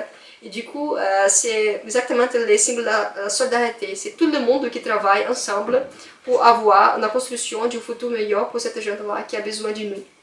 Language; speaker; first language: French; non-native, fluent; Portuguese